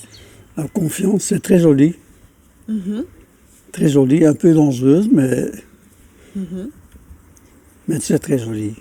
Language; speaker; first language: French; non-native, local second language; Dutch